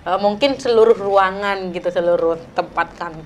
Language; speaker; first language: Indonesian; native; Indonesian